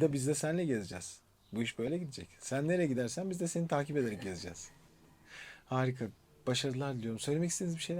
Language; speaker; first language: Turkish; native; Turkish